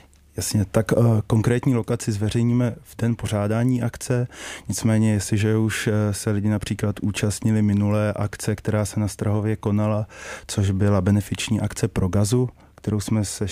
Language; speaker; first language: Czech; native; Czech